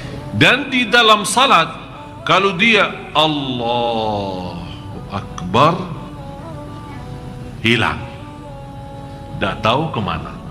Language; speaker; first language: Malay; non-native, fluent; Arabic